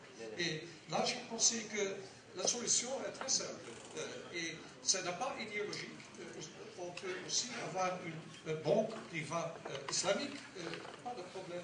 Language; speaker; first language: French; non-native, local second language; Arabic